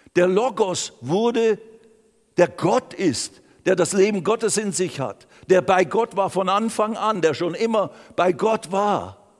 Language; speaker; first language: German; native; German